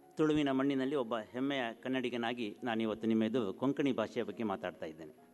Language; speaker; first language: Kannada; non-native, local second language; Konkani